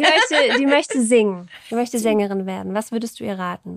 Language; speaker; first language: German; native; German